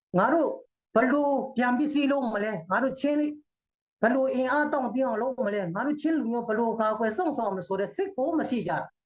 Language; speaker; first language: Burmese; non-native, local second language; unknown